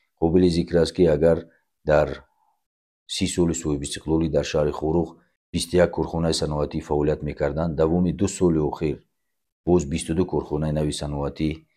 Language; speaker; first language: Tajik; native; Tajik